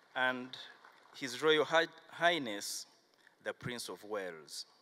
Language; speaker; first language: English; non-native, local second language; Kinyarwanda